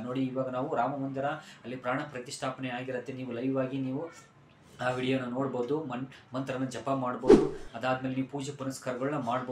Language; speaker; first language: Kannada; native; Kannada